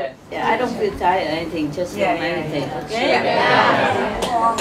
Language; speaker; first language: English; non-native, fluent; Vietnamese